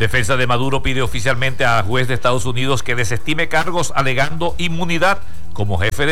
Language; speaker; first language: Spanish; native; Spanish